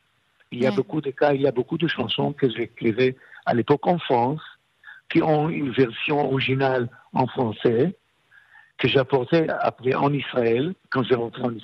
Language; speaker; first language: French; non-native, fluent; Hebrew